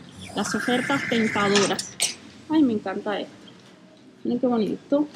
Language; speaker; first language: Spanish; native; Spanish